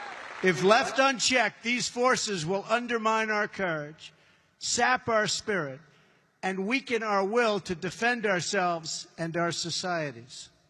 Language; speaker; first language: English; native; English